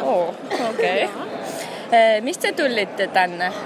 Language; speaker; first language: Finnish; non-native, learner; Estonian